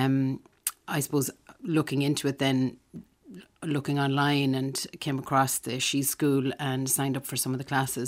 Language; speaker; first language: English; native; English